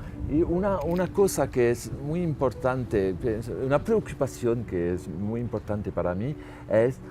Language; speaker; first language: Spanish; non-native, learner; French